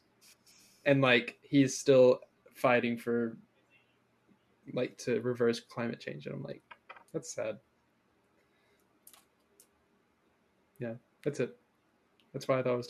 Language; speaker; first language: English; native; English